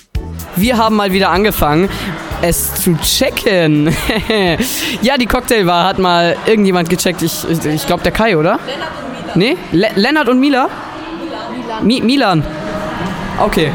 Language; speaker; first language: German; native; German